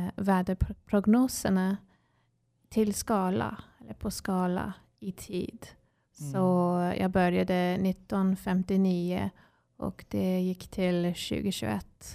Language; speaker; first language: Swedish; non-native, fluent; English